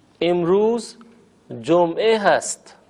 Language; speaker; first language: Persian; non-native, fluent; Urdu